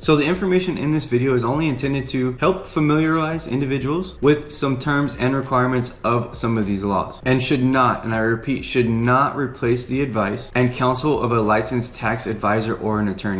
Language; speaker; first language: English; native; English